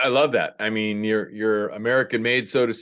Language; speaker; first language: English; native; English